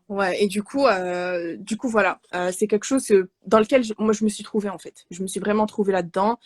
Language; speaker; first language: French; non-native, local second language; Arabic